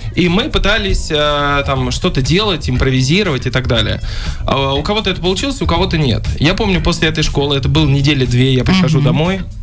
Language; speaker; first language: Russian; native; Russian